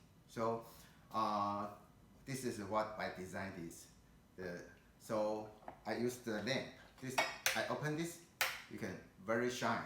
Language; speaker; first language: English; non-native, learner; Chinese